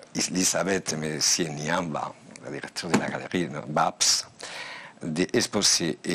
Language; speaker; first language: French; non-native, fluent; Spanish